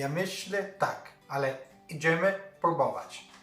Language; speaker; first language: Polish; non-native, learner; Italian